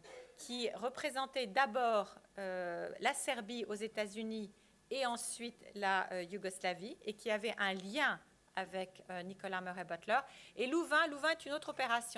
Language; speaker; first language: French; native; French